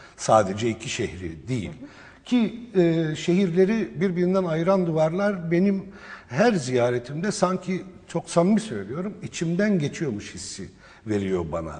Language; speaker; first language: Turkish; non-native, local second language; Arabic